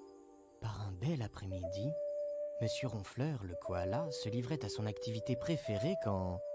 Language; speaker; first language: French; non-native, fluent; Uzbek